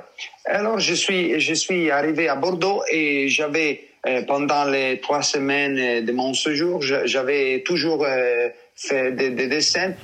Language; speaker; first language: French; non-native, learner; Italian